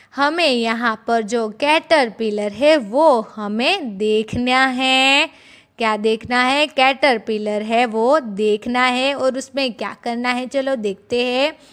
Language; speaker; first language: Hindi; non-native, local second language; Gujarati